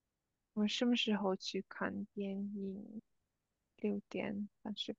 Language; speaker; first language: Chinese; non-native, learner; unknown